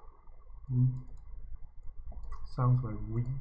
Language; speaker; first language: French; non-native, learner; English